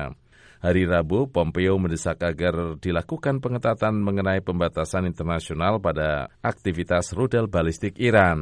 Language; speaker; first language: Indonesian; native; Indonesian